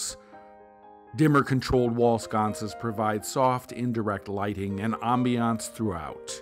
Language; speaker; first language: English; native; English